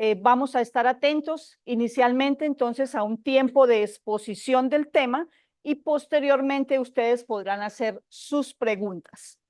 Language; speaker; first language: Spanish; native; Spanish